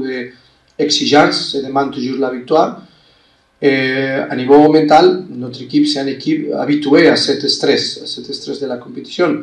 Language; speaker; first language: French; non-native, fluent; Spanish